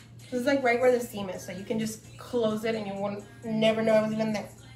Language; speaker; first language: English; non-native, local second language; Spanish